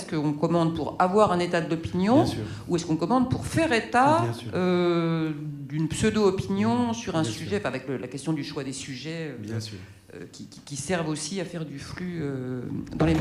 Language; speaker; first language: French; native; French